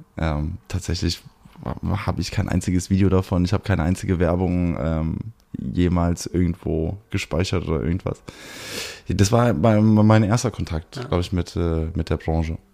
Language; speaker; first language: German; early bilingual, heritage; German